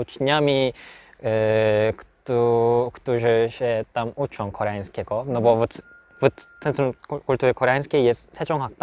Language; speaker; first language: Polish; non-native, learner; Korean